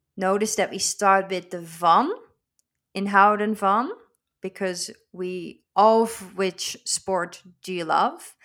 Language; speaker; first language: English; non-native, fluent; Dutch